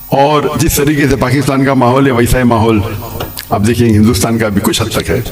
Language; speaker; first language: Urdu; non-native, local second language; English